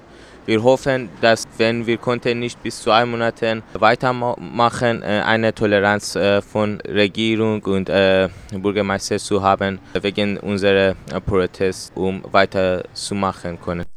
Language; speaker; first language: German; non-native, learner; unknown